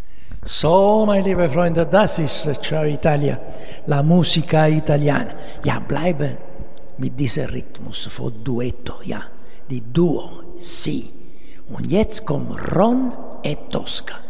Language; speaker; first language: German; non-native, learner; Italian